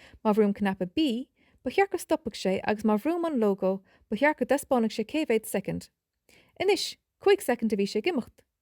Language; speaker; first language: Irish; native; Irish